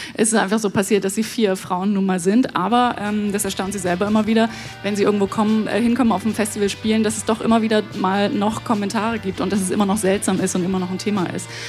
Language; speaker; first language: German; native; German